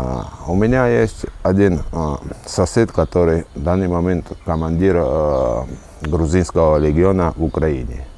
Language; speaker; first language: Russian; non-native, fluent; Georgian